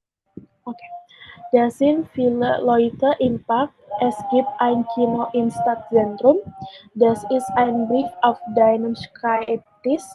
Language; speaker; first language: German; non-native, learner; Indonesian